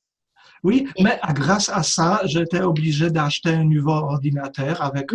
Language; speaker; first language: French; non-native, fluent; Polish